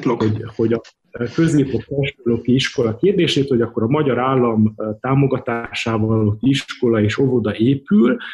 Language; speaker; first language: Hungarian; native; Hungarian